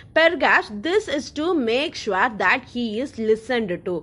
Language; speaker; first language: English; non-native, local second language; Tamil